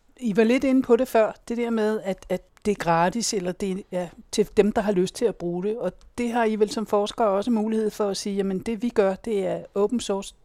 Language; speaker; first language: Danish; native; Danish